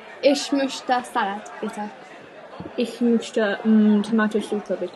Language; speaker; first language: German; non-native, learner; English